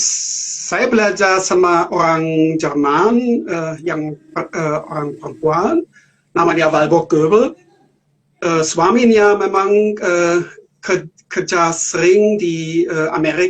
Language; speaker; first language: Indonesian; non-native, learner; German